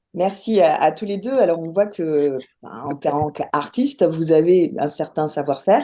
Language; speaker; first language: French; native; French